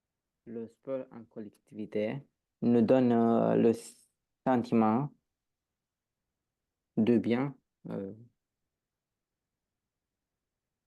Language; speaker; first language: French; non-native, learner; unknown